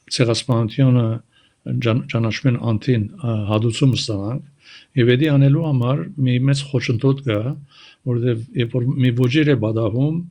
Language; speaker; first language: Armenian; early bilingual, heritage; Armenian